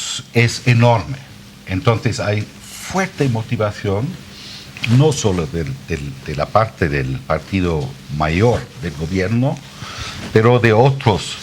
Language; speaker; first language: Spanish; non-native, fluent; German